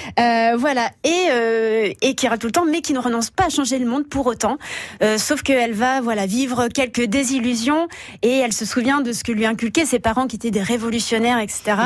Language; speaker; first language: French; native; French